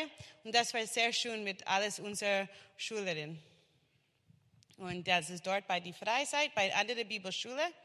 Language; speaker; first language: German; non-native, learner; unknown